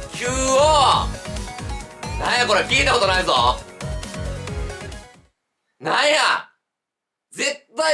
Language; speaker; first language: Japanese; native; Japanese